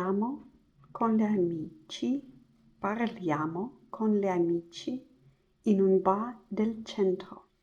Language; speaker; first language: Italian; non-native, learner; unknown